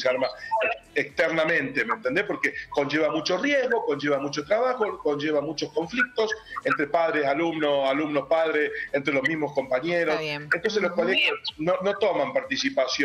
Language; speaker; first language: Spanish; native; Spanish